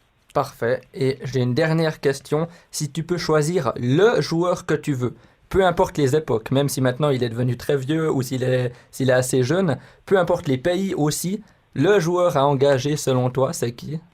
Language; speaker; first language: French; native; French